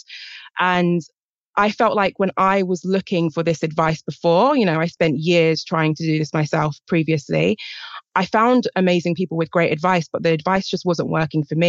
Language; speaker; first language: English; native; English